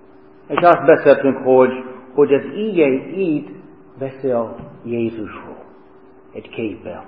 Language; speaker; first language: Hungarian; non-native, fluent; English